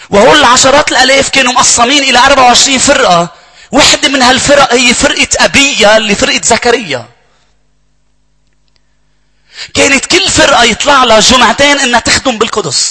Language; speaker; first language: Arabic; native; Arabic